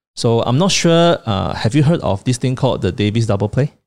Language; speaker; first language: English; non-native, local second language; Chinese